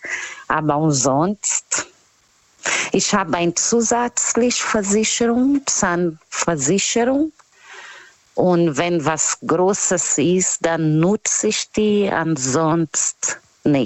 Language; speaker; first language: German; non-native, learner; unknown